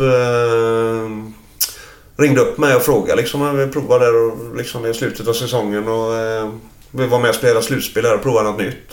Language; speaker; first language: Swedish; native; Swedish